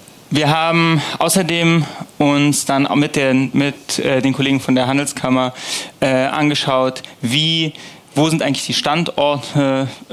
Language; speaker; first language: German; native; German